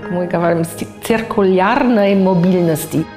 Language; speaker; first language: Russian; non-native, fluent; German